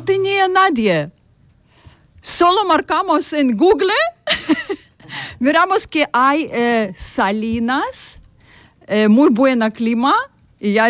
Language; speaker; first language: Spanish; non-native, learner; Russian